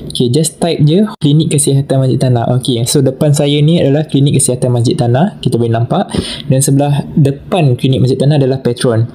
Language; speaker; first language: Malay; native; Malay